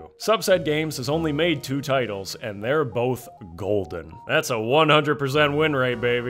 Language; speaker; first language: English; native; English